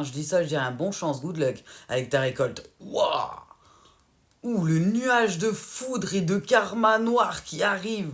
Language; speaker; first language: French; native; French